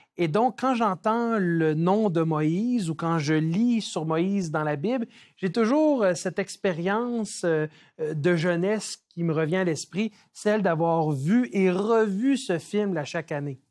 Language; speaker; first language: French; native; French